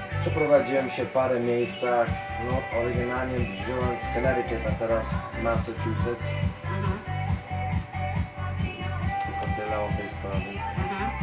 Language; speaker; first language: Polish; early bilingual, heritage; Polish